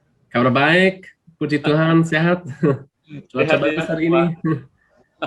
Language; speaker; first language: Indonesian; non-native, fluent; German